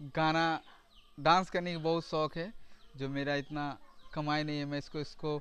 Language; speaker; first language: Hindi; non-native, local second language; Sylheti